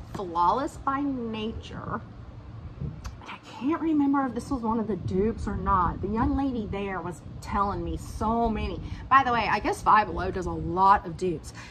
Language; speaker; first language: English; native; English